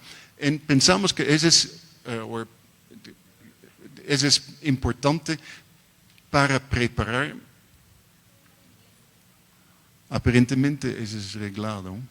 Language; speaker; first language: Spanish; non-native, learner; Dutch